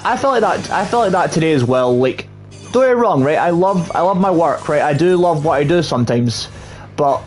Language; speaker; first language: English; native; English